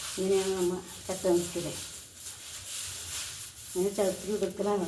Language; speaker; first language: Malayalam; native; Malayalam